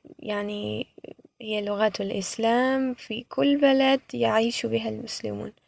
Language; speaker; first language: Arabic; non-native, fluent; Persian